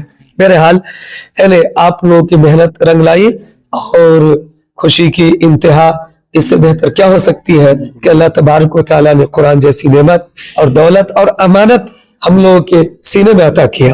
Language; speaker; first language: Urdu; native; Urdu